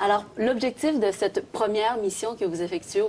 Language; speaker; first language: French; native; French